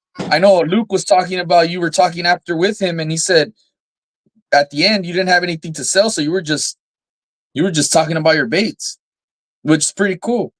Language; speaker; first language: English; native; English